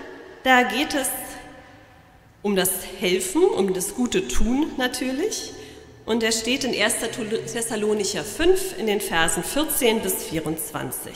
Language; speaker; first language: German; native; German